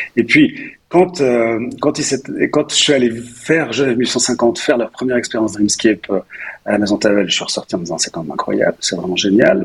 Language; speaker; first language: French; native; French